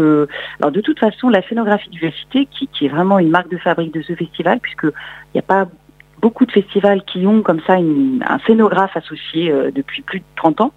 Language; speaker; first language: French; native; French